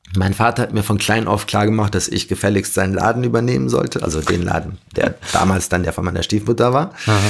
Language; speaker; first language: German; early bilingual, other home language; Arabic